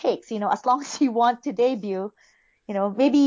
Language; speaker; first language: English; non-native, local second language; Filipino